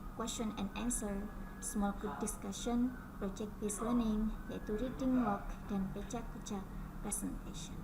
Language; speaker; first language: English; non-native, fluent; Indonesian